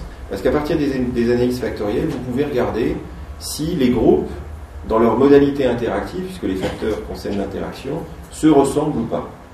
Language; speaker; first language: French; native; French